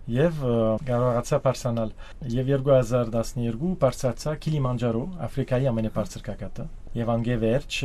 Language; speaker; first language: Armenian; early bilingual, heritage; Armenian